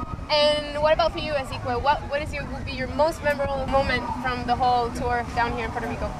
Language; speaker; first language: English; non-native, local second language; Spanish